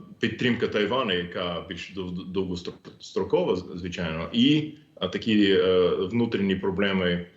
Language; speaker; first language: Ukrainian; non-native, fluent; English